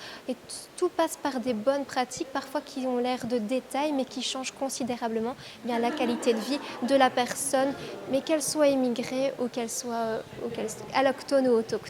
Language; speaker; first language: French; native; French